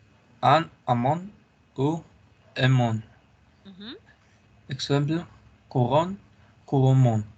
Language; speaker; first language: French; non-native, learner; Spanish